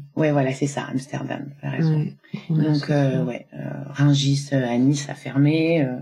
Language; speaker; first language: French; native; French